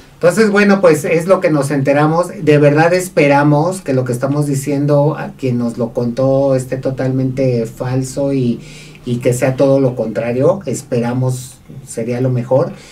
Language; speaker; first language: Spanish; native; Spanish